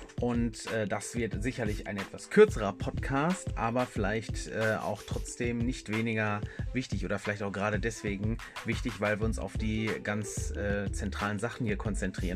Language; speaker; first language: German; native; German